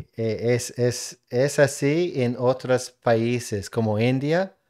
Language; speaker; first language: Spanish; non-native, learner; English